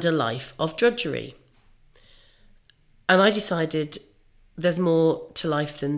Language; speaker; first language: English; native; English